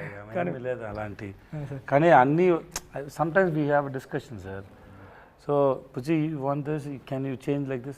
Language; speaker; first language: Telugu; non-native, learner; Tamil